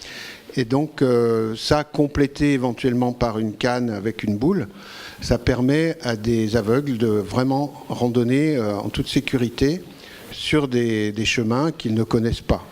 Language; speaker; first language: French; native; French